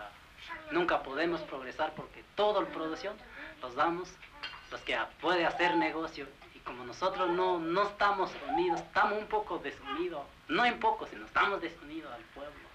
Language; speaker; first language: Spanish; non-native, local second language; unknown